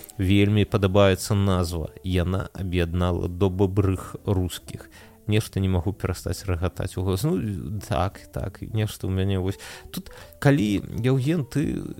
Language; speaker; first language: Belarusian; non-native, local second language; Russian